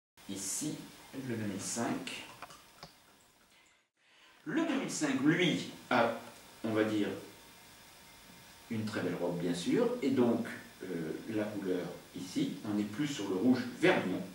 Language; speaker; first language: French; native; French